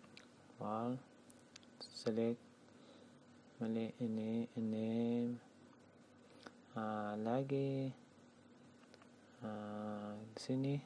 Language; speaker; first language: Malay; non-native, learner; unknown